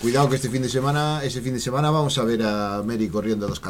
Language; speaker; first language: Spanish; native; Spanish